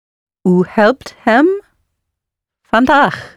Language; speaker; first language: Dutch; non-native, learner; English